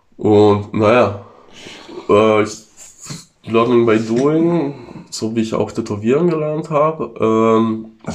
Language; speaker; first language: German; native; German